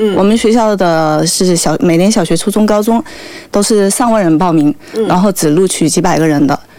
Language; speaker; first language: Chinese; native; Chinese